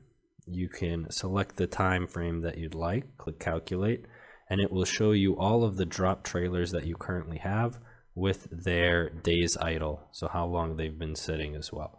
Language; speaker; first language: English; native; English